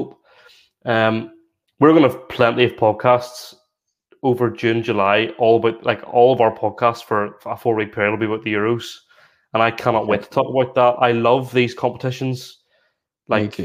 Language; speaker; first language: English; native; English